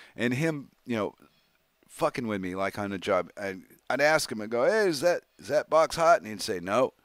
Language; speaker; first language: English; native; English